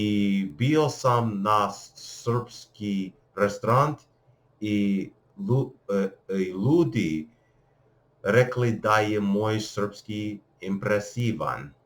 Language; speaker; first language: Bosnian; non-native, learner; English